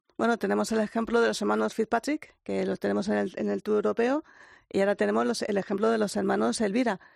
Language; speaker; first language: Spanish; native; Spanish